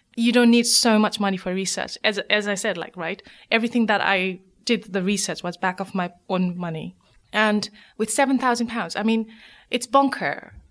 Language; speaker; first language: English; non-native, local second language; Nepali